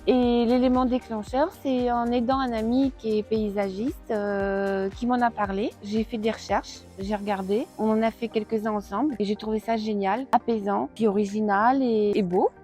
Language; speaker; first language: French; native; French